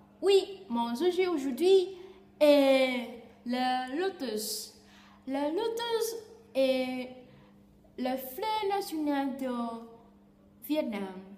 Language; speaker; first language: French; non-native, learner; Vietnamese